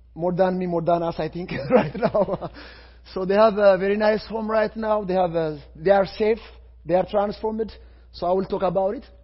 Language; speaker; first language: English; non-native, fluent; Amharic